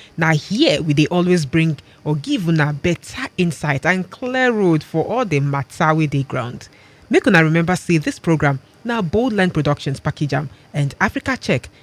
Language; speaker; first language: Nigerian Pidgin; non-native, local second language; Igbo